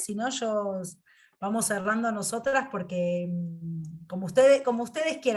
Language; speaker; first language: Spanish; native; Spanish